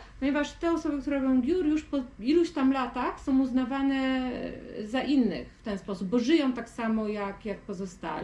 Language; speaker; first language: Polish; non-native, fluent; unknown